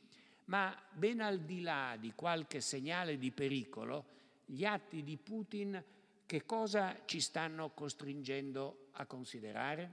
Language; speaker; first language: Italian; native; Italian